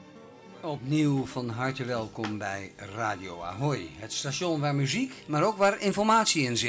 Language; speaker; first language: Dutch; native; Dutch